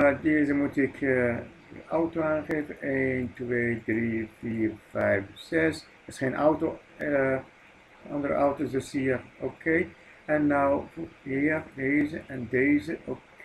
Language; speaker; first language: Dutch; non-native, fluent; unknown